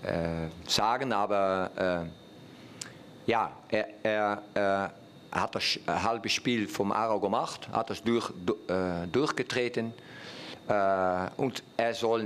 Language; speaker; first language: German; non-native, fluent; Dutch